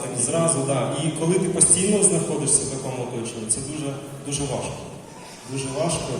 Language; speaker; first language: Ukrainian; non-native, local second language; Russian